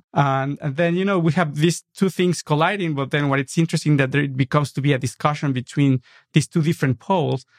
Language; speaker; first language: English; non-native, fluent; Spanish